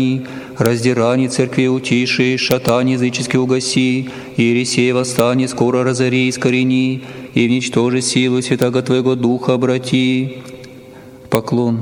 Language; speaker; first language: Russian; native; Russian